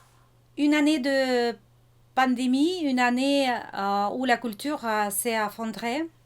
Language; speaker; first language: French; non-native, fluent; Russian